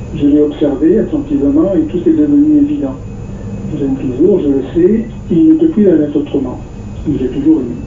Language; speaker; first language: French; native; French